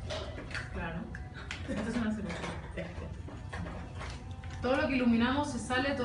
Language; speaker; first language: Spanish; native; Spanish